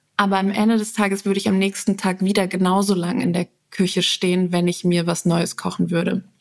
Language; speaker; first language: German; early bilingual, other home language; Serbian